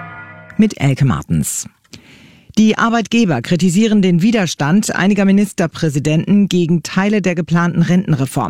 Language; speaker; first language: German; native; German